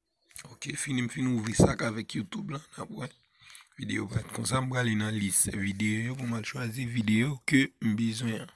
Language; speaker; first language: French; non-native, learner; Haitian Creole